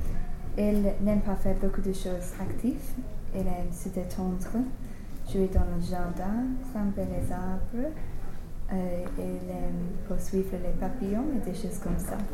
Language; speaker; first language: French; non-native, learner; English